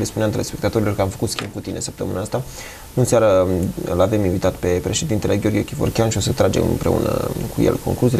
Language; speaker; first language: Romanian; native; Romanian